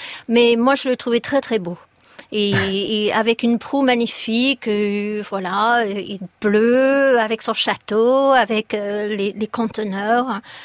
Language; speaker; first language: French; non-native, fluent; English